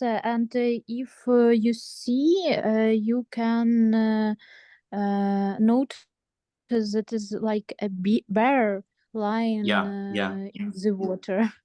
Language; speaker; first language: English; non-native, learner; Ukrainian